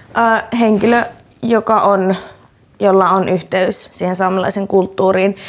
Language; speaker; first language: Finnish; native; Finnish